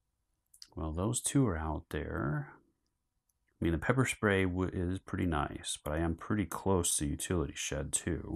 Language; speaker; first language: English; native; English